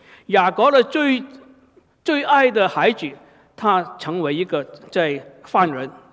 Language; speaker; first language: Chinese; native; Chinese